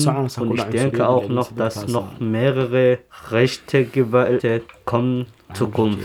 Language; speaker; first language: German; non-native, learner; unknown